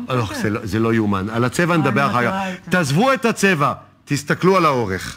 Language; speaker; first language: Hebrew; native; Hebrew